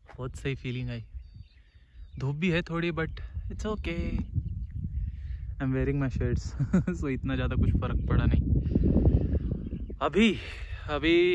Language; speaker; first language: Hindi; non-native, local second language; Marathi